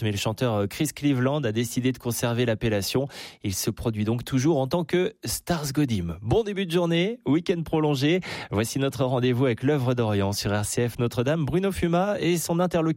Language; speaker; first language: French; native; French